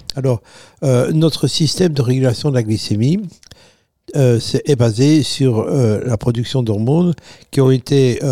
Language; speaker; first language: French; non-native, fluent; Italian